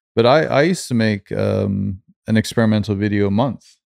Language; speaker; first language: English; native; English